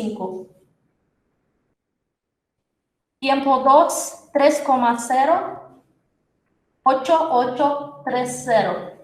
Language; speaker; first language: Spanish; non-native, fluent; Portuguese